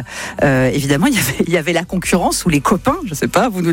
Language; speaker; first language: French; native; French